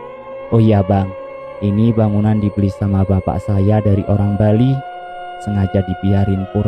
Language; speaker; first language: Indonesian; native; Indonesian